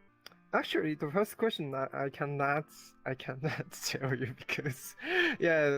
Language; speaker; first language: English; non-native, learner; Japanese